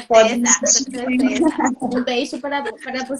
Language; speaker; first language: Portuguese; non-native, learner; Spanish